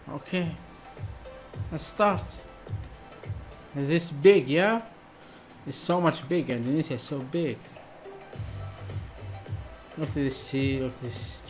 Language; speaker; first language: English; non-native, learner; Arabic